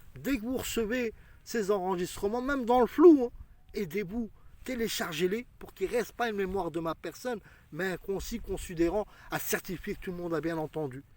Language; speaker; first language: French; early bilingual, other home language; Arabic